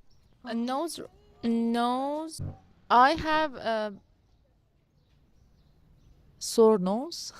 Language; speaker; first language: English; non-native, learner; Persian